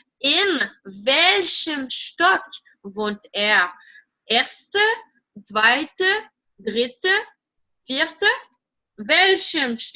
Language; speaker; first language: German; non-native, fluent; French